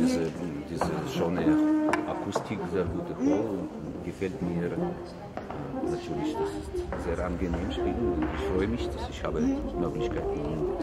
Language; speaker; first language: German; non-native, learner; Russian